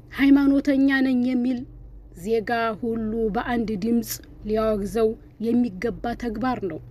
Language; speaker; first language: Amharic; non-native, local second language; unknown